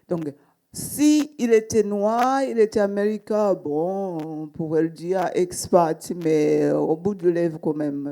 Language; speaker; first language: French; non-native, fluent; Shona